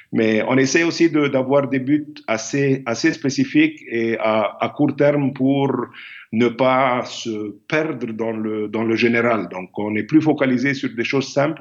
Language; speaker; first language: French; non-native, fluent; Arabic